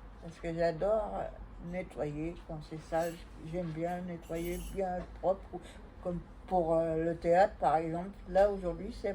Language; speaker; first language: French; native; French